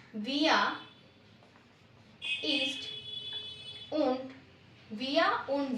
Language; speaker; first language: German; non-native, fluent; Hindi